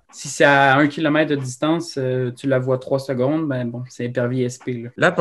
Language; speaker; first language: French; native; French